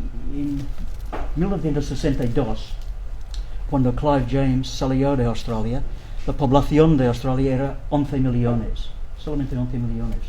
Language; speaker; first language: Spanish; non-native, learner; English